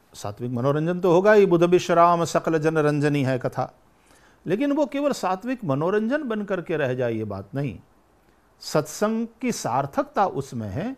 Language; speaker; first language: Hindi; non-native, local second language; Gujarati